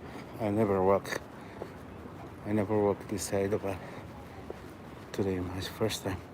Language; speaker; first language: English; non-native, learner; Spanish